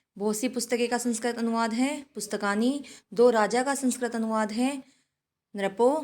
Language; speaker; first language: Hindi; native; Hindi